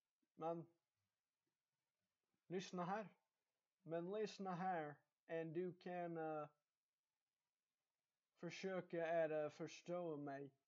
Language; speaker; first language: Swedish; non-native, learner; English